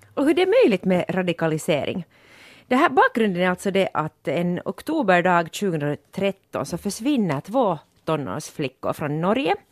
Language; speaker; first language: Swedish; non-native, local second language; Finnish